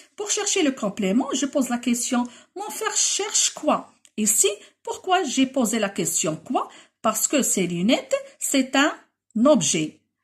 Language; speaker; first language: French; non-native, local second language; Arabic